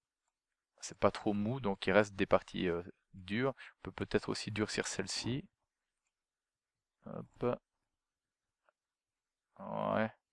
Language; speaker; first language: French; native; French